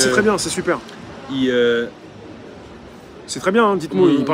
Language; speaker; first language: French; native; French